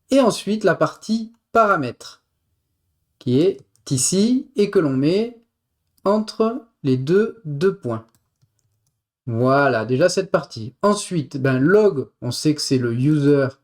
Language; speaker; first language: French; native; French